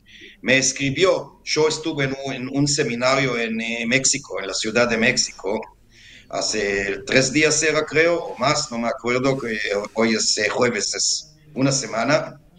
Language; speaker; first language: Spanish; non-native, fluent; Hebrew